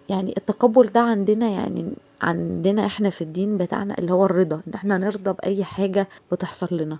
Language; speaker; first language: Arabic; native; Arabic